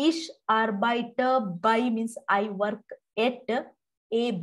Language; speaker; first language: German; non-native, fluent; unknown